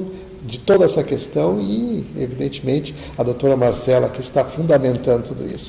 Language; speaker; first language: Portuguese; native; Portuguese